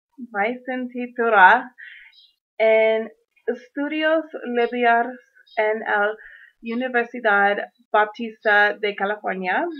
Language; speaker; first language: Spanish; non-native, learner; English